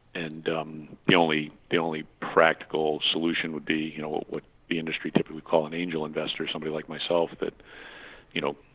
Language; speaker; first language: English; native; English